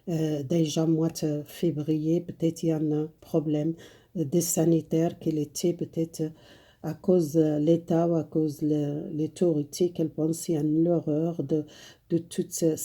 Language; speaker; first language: French; non-native, fluent; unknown